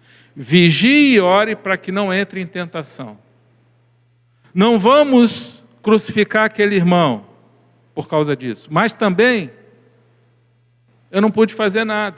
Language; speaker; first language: Portuguese; native; Portuguese